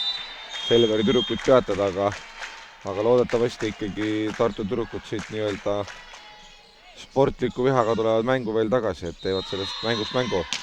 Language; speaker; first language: Estonian; native; Estonian